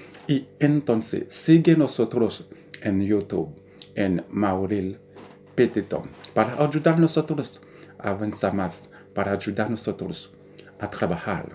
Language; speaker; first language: Spanish; non-native, learner; Haitian Creole